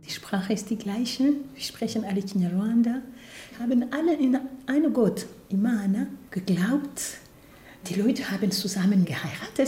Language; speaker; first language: German; non-native, fluent; Kinyarwanda